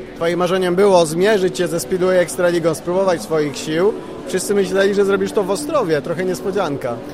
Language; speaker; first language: Polish; native; Polish